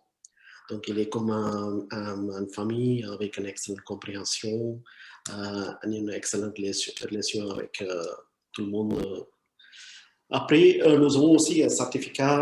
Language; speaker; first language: French; non-native, learner; Tamil